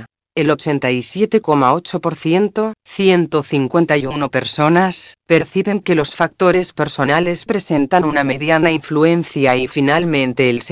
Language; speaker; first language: Spanish; native; Spanish